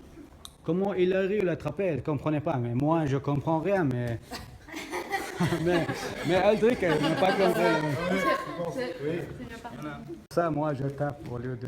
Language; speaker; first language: French; non-native, learner; Chechen